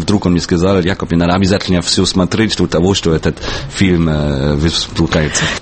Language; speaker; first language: Russian; non-native, fluent; German